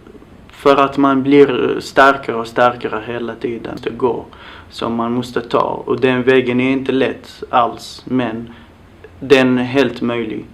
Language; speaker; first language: Swedish; non-native, fluent; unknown